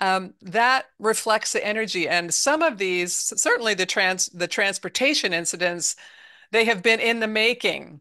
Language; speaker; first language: English; native; English